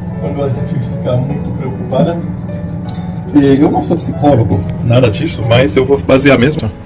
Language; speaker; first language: Portuguese; non-native, fluent; Haitian Creole